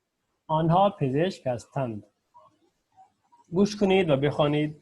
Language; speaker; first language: Persian; non-native, fluent; Urdu